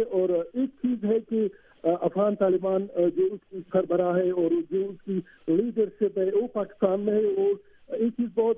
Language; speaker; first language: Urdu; non-native, learner; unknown